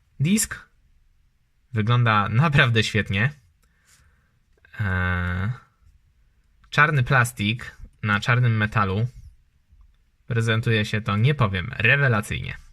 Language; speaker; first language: Polish; native; Polish